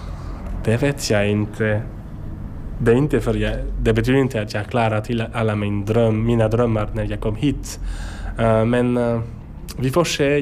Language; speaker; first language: Swedish; non-native, learner; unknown